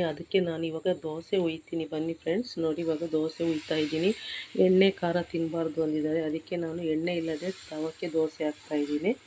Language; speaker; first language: Kannada; native; Kannada